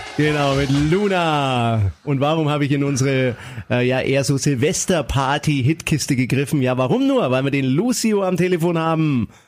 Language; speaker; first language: German; native; German